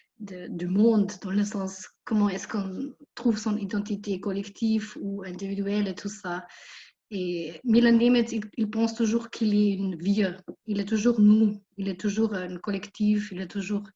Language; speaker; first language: French; non-native, fluent; German